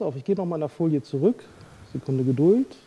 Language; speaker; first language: German; native; German